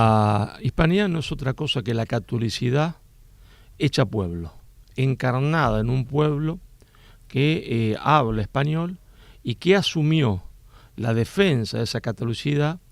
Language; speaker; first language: Spanish; native; Spanish